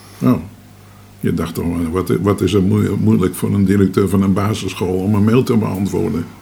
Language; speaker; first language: Dutch; native; Dutch